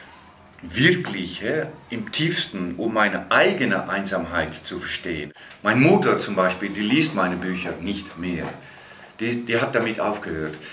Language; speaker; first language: German; non-native, fluent; Dutch